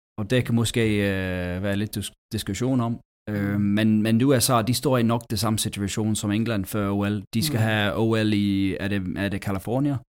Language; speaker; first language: Danish; non-native, fluent; English